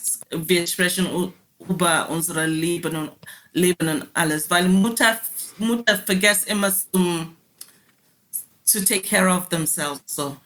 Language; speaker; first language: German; non-native, learner; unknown